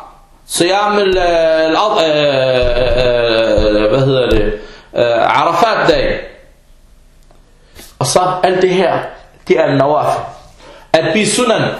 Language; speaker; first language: Danish; early bilingual, other home language; Arabic